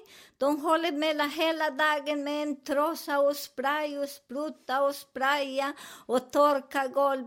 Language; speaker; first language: Swedish; non-native, learner; Spanish